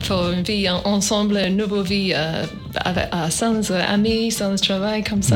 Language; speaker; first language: French; non-native, learner; English